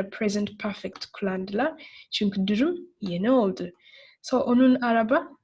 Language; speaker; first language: Turkish; non-native, learner; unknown